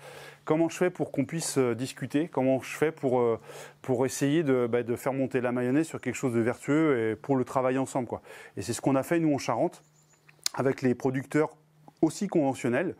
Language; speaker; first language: French; native; French